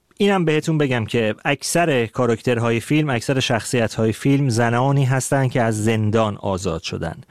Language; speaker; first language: Persian; native; Persian